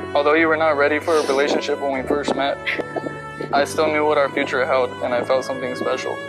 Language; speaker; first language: English; native; English